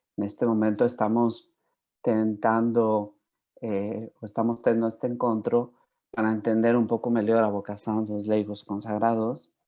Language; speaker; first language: Portuguese; non-native, fluent; Spanish